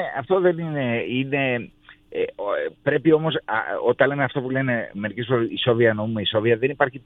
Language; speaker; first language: Greek; native; Greek